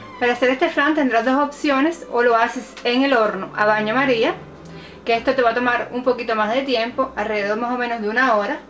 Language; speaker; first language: Spanish; native; Spanish